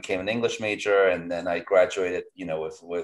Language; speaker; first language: English; non-native, local second language; Cantonese